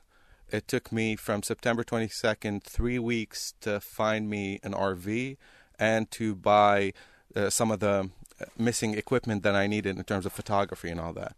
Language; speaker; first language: English; non-native, fluent; Arabic